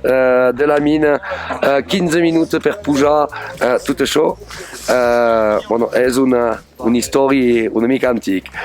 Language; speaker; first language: Catalan; non-native, fluent; French